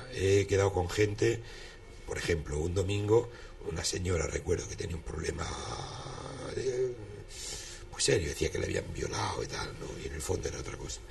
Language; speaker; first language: Spanish; native; Spanish